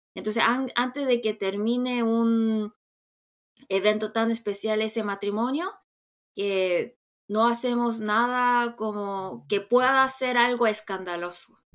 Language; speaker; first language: Spanish; non-native, fluent; Korean